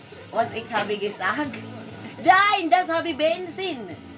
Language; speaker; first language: German; non-native, learner; Filipino